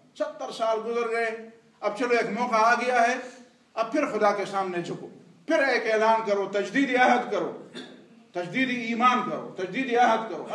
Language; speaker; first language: Urdu; non-native, local second language; Pashto